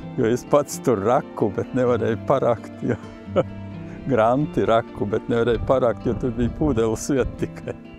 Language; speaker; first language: Latvian; native; Latvian